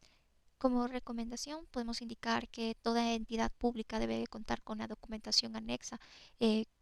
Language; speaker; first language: Spanish; native; Spanish